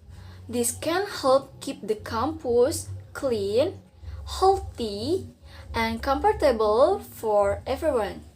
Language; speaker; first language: English; non-native, learner; Indonesian